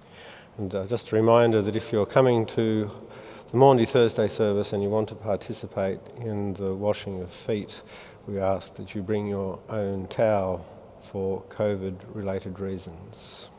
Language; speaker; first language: English; native; English